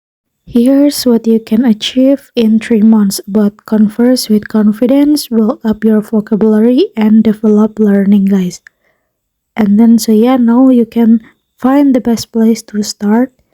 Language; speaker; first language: English; non-native, fluent; Indonesian